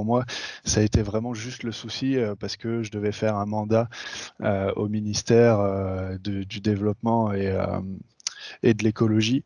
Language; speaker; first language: French; native; French